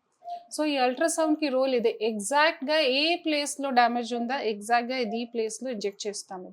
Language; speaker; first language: Telugu; non-native, local second language; Hindi